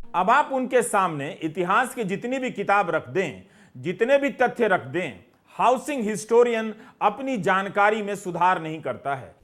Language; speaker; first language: Hindi; non-native, local second language; Bhojpuri